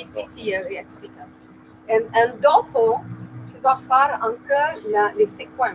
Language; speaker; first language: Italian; non-native, learner; French